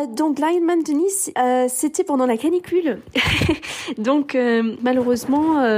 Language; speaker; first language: French; early bilingual, other home language; English